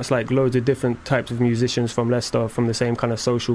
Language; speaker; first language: English; native; English